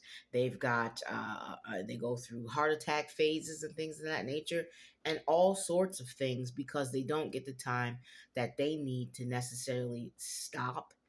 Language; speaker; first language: English; native; English